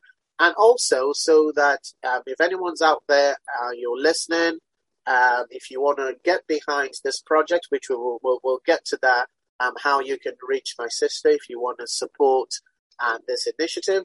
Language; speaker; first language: English; non-native, local second language; Yoruba